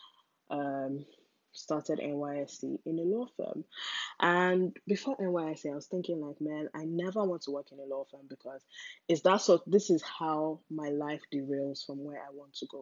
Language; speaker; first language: English; non-native, local second language; Yoruba